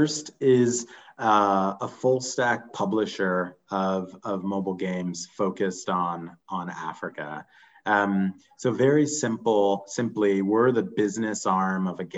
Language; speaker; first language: English; native; English